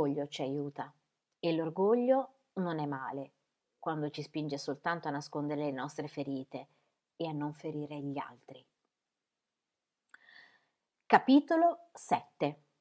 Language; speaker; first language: Italian; native; Italian